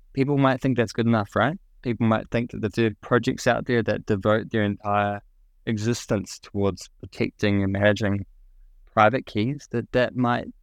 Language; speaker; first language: English; native; English